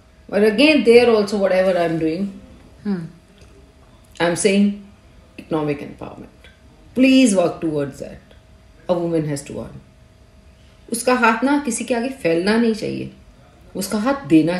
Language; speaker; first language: English; non-native, local second language; Punjabi